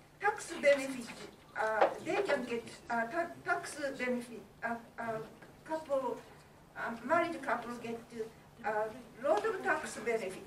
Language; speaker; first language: English; non-native, learner; Japanese